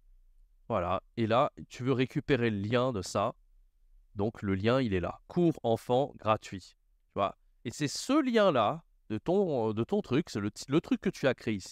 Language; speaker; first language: French; native; French